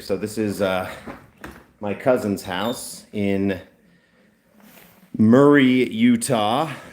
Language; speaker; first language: English; native; English